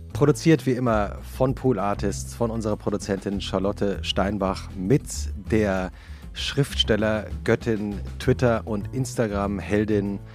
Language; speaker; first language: German; native; German